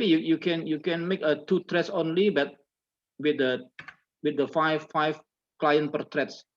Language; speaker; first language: English; non-native, learner; Indonesian